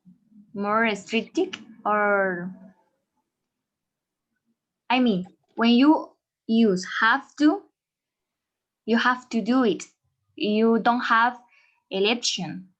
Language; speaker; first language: English; non-native, learner; Spanish